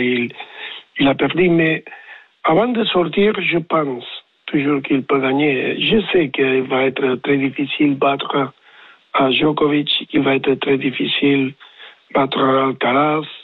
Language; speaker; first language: French; non-native, learner; Spanish